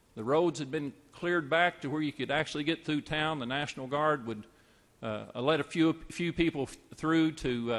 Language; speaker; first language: English; native; English